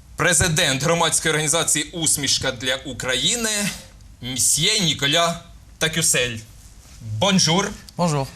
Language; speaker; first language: Ukrainian; native; Ukrainian